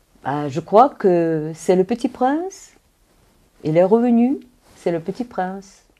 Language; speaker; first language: French; non-native, fluent; Russian